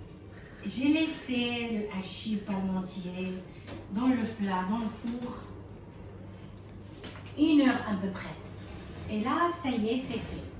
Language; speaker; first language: French; non-native, fluent; Arabic